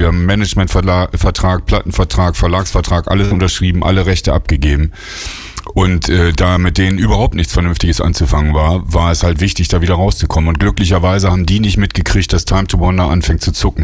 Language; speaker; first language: German; native; German